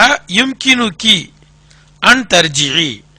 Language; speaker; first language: Arabic; non-native, fluent; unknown